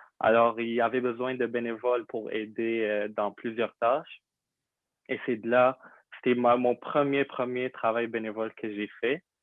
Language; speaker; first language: French; non-native, fluent; Arabic